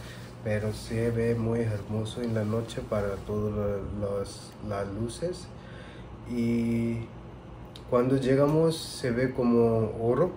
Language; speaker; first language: Spanish; non-native, learner; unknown